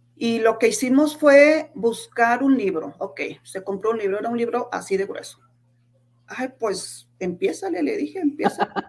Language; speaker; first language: Spanish; native; Spanish